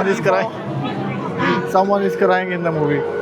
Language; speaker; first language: English; non-native, fluent; Urdu